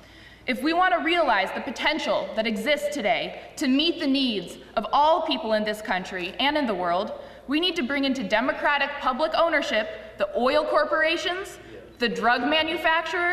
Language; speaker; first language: English; native; English